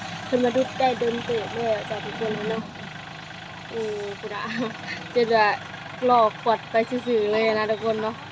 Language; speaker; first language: Thai; non-native, local second language; Lao